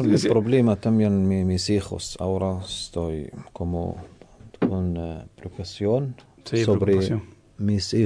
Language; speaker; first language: Spanish; non-native, learner; Arabic